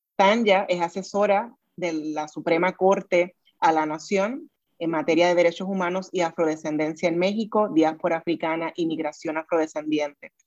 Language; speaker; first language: Spanish; native; Spanish